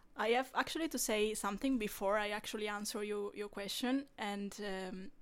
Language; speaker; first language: English; non-native, fluent; Italian